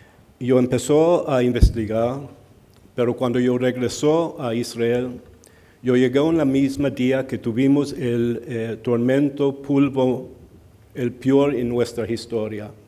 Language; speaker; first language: Spanish; early bilingual, heritage; Spanish